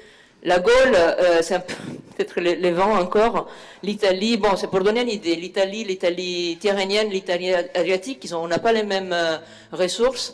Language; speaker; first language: French; non-native, fluent; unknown